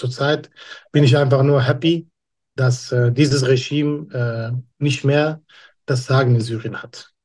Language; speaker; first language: German; non-native, fluent; Kurdish